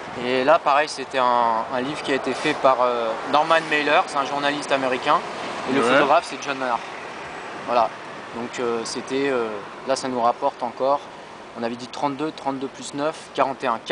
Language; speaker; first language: French; native; French